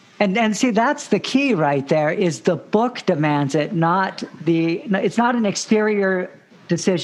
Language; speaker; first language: English; native; English